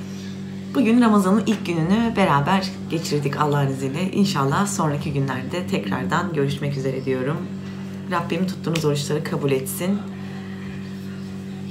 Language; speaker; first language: Turkish; native; Turkish